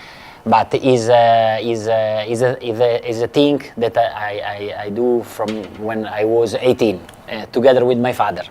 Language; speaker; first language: English; non-native, fluent; Italian